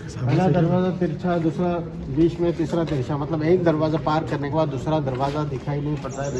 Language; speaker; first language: Hindi; non-native, local second language; Marathi